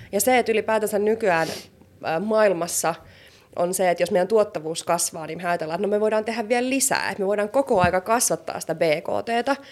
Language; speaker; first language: Finnish; native; Finnish